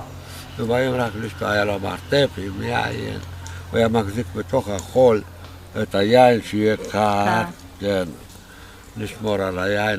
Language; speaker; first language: Hebrew; non-native, fluent; Romanian